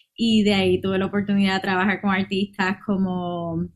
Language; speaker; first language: Spanish; native; Spanish